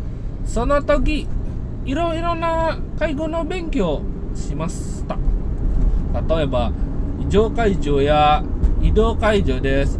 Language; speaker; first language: Japanese; non-native, learner; Indonesian